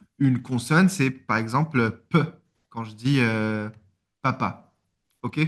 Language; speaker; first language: French; native; French